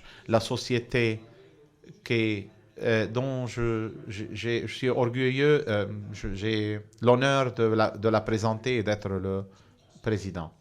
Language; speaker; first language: French; non-native, fluent; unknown